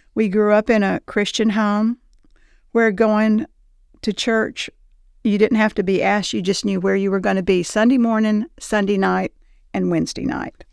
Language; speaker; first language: English; native; English